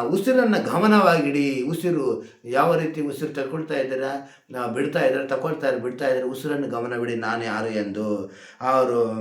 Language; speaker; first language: Kannada; non-native, local second language; Hindi